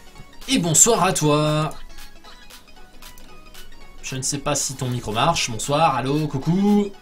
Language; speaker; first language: French; native; French